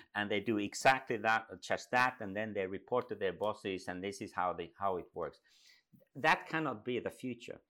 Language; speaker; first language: English; non-native, fluent; Finnish